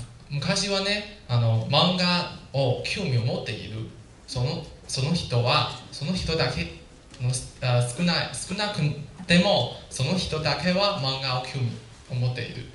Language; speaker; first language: Japanese; non-native, learner; Chinese